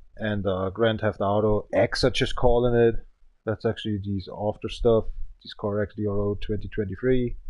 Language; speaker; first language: English; non-native, learner; German